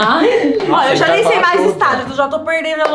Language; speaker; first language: Portuguese; native; Portuguese